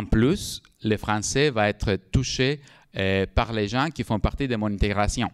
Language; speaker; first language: French; non-native, fluent; Spanish